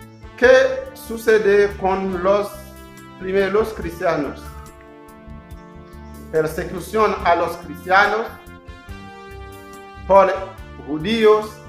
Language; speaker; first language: Spanish; non-native, learner; Haitian Creole